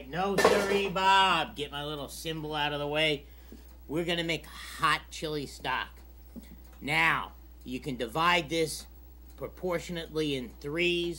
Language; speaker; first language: English; native; English